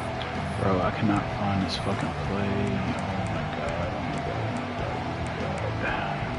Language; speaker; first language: English; native; English